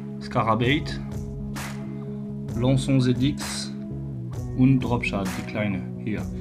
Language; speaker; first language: German; non-native, learner; French